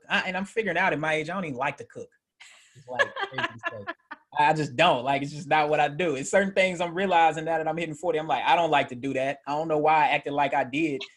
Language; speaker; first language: English; native; English